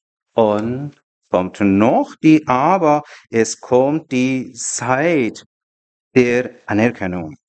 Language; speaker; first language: German; non-native, learner; Persian